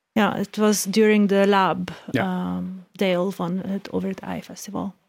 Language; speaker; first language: Dutch; non-native, learner; Arabic